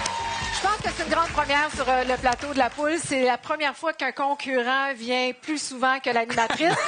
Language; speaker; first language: French; native; French